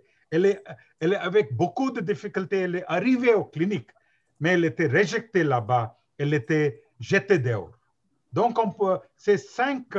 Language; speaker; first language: French; non-native, learner; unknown